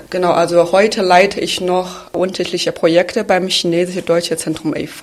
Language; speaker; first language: German; non-native, fluent; Chinese